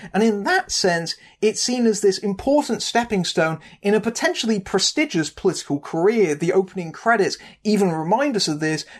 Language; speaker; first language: English; native; English